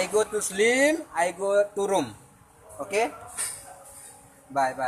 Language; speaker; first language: English; non-native, learner; Achinese